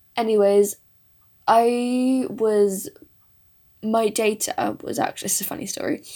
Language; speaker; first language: English; early bilingual, other home language; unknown